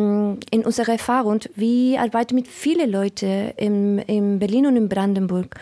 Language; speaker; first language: German; non-native, learner; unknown